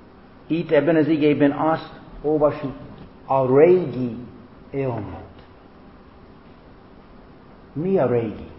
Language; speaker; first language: Hungarian; non-native, fluent; English